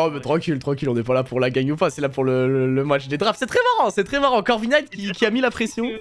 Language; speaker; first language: French; native; French